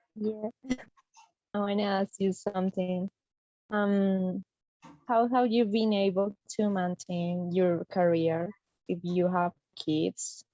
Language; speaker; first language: English; non-native, fluent; Spanish